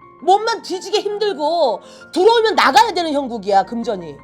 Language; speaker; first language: Korean; native; Korean